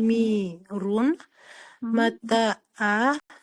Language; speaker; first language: Arabic; non-native, learner; Uzbek